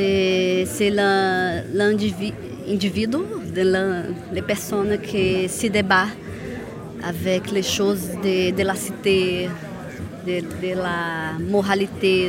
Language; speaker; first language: French; non-native, fluent; Portuguese